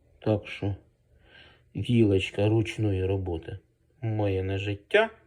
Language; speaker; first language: Ukrainian; native; Ukrainian